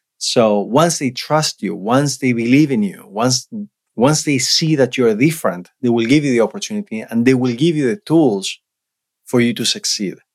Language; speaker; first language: English; non-native, fluent; Spanish